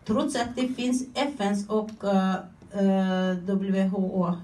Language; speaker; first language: Swedish; non-native, fluent; Azerbaijani